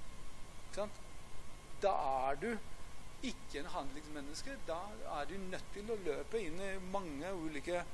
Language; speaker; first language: Norwegian; non-native, fluent; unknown